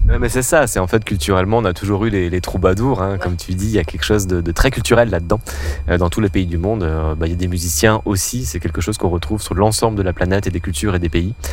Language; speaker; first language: French; native; French